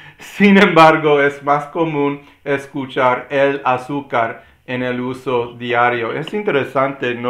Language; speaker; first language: Spanish; non-native, fluent; English